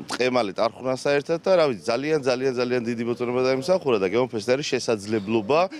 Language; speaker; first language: Georgian; native; Georgian